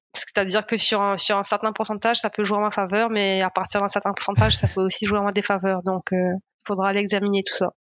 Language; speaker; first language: French; non-native, local second language; Morisyen